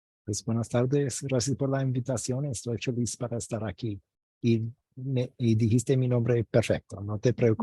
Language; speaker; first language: Spanish; non-native, fluent; English